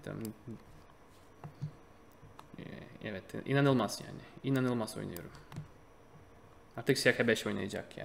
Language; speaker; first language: Turkish; non-native, fluent; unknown